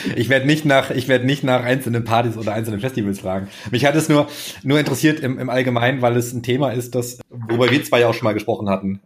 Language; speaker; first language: German; native; German